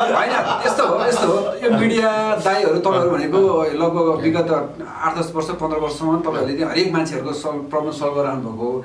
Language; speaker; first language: Nepali; native; Nepali